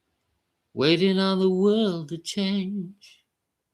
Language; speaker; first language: English; native; English